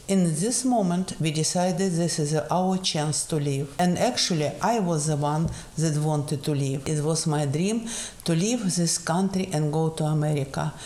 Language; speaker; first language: English; non-native, fluent; Russian